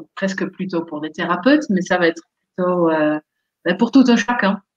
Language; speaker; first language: French; non-native, fluent; Dutch